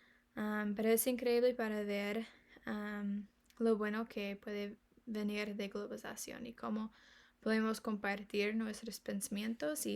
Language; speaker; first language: Spanish; non-native, learner; English